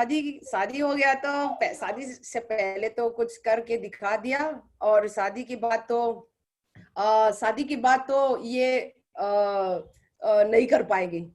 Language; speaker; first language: Hindi; non-native, local second language; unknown